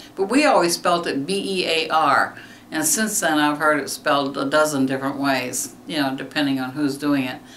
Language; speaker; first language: English; native; English